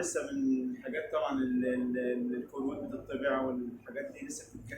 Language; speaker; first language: Arabic; native; Arabic